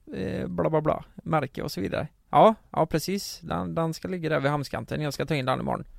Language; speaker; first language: Swedish; native; Swedish